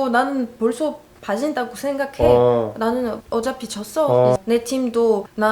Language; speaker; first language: Korean; non-native, fluent; Arabic